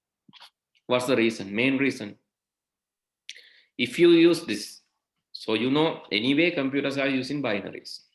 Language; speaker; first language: English; non-native, local second language; Sinhala